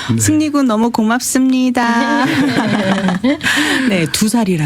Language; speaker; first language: Korean; native; Korean